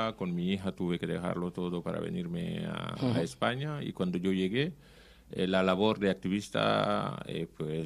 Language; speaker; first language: Spanish; non-native, fluent; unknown